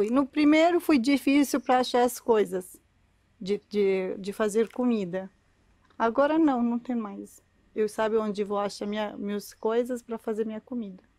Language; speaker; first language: Portuguese; non-native, learner; Arabic